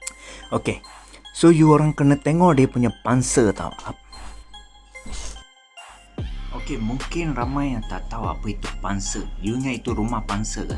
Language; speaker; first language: Malay; native; Malay